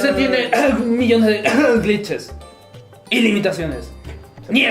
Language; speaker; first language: Spanish; native; Spanish